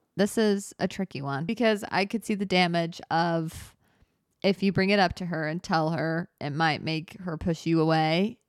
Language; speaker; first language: English; native; English